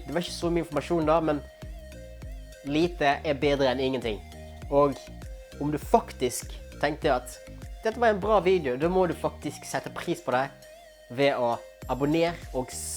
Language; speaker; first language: Norwegian; native; Norwegian